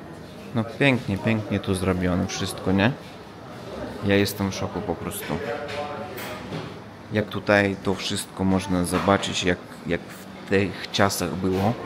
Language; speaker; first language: Polish; non-native, learner; Russian